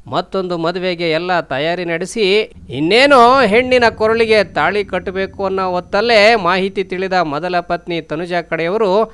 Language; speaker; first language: Kannada; native; Kannada